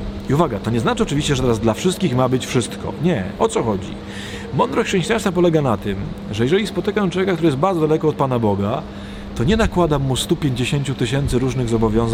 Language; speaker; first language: Polish; native; Polish